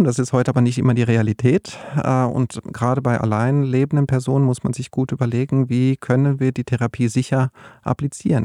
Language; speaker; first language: German; native; German